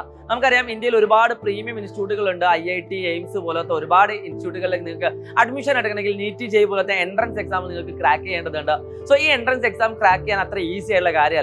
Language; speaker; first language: Malayalam; native; Malayalam